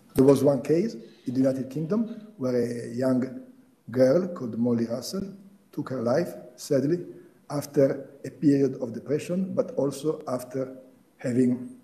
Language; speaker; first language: English; non-native, fluent; Italian